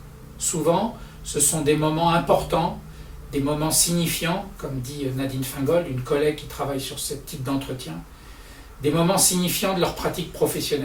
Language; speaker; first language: French; native; French